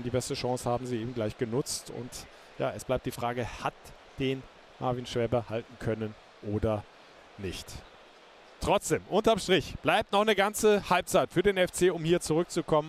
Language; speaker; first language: German; native; German